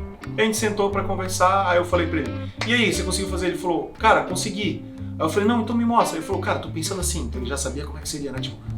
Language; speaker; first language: Portuguese; native; Portuguese